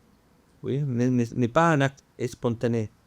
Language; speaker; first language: French; non-native, fluent; Spanish